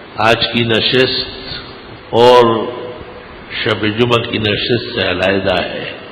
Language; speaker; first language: Urdu; non-native, local second language; Pashto